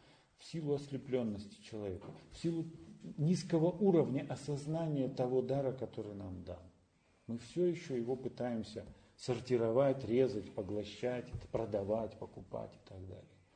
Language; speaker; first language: Russian; native; Russian